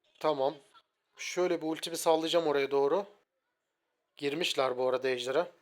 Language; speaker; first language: Turkish; native; Turkish